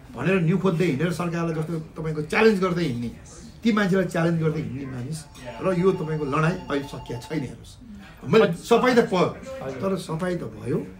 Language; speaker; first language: Nepali; native; Nepali